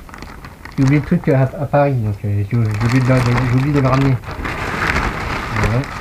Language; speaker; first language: French; native; French